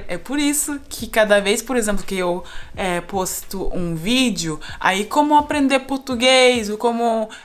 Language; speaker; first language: Portuguese; non-native, fluent; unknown